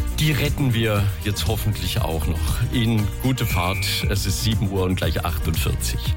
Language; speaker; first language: German; native; German